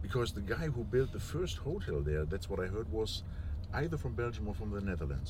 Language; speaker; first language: English; non-native, fluent; German